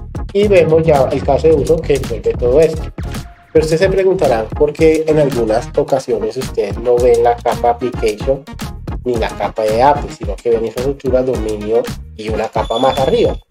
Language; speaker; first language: Spanish; native; Spanish